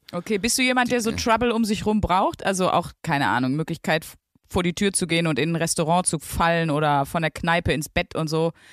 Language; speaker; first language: German; native; German